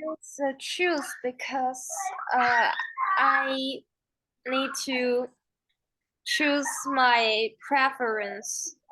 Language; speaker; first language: English; non-native, learner; Chinese